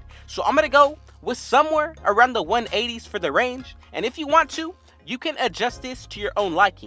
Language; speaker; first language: English; native; English